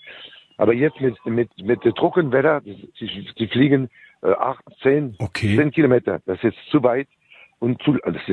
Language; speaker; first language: German; non-native, learner; French